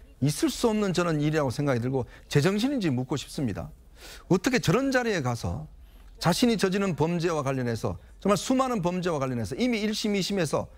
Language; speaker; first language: Korean; native; Korean